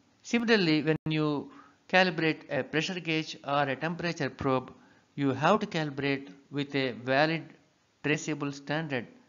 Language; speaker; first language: English; non-native, local second language; Telugu